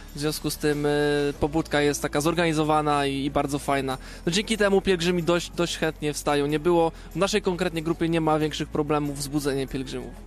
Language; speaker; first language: Polish; native; Polish